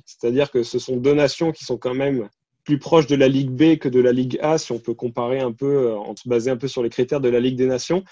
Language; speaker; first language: French; native; French